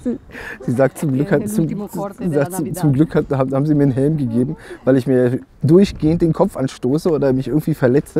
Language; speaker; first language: German; native; German